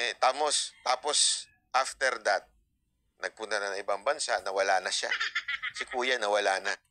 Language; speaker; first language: Filipino; native; Filipino